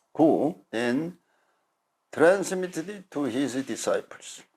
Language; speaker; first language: English; non-native, fluent; Korean